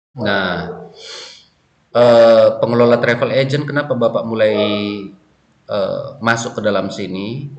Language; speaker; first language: Indonesian; native; Indonesian